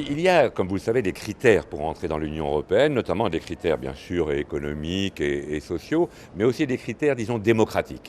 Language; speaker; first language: French; native; French